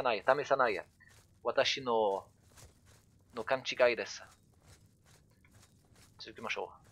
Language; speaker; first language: Japanese; non-native, learner; French